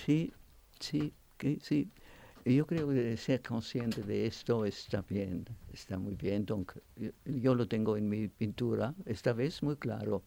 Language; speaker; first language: Spanish; non-native, fluent; French